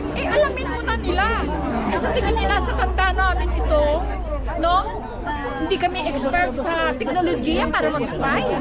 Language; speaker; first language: Filipino; non-native, local second language; Hiligaynon